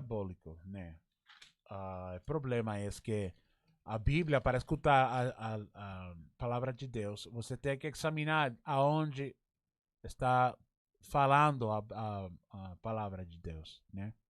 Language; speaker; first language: Portuguese; non-native, learner; English